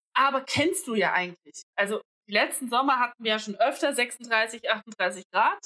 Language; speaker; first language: German; native; German